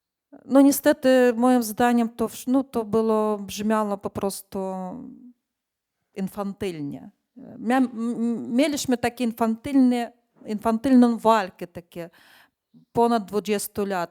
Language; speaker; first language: Polish; non-native, fluent; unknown